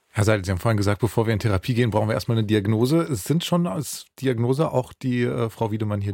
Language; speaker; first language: German; native; German